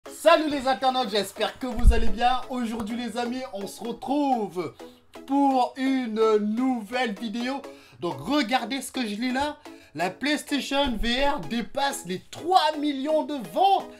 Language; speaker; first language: French; native; French